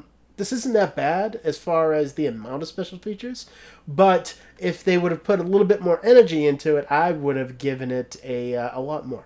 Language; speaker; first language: English; native; English